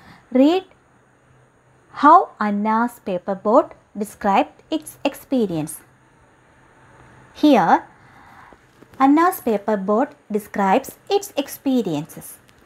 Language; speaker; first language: English; non-native, local second language; Malayalam